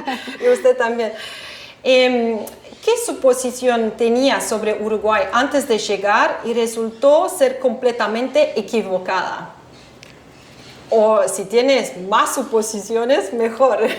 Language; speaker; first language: Spanish; non-native, fluent; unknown